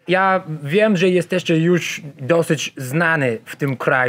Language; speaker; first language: Polish; non-native, learner; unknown